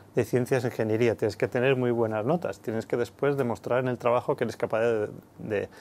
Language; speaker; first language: Spanish; native; Spanish